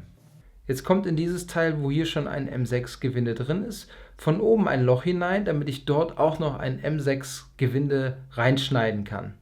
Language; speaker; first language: German; native; German